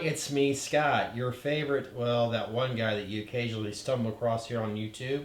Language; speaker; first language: English; native; English